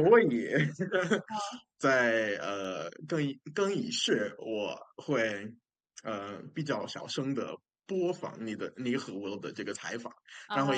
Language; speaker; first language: Chinese; non-native, fluent; English